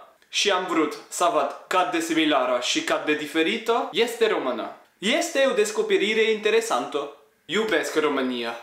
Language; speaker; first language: Romanian; non-native, learner; French